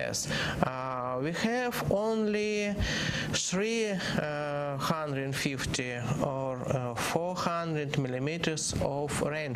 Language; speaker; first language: English; non-native, learner; Ukrainian